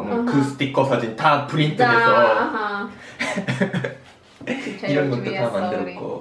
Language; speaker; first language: Korean; non-native, fluent; Japanese